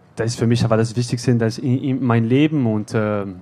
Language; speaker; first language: German; non-native, learner; French